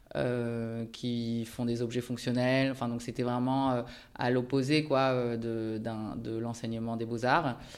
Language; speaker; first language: French; early bilingual, other home language; Japanese